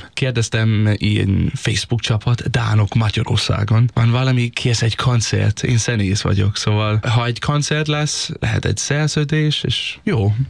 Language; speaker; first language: Hungarian; non-native, learner; Danish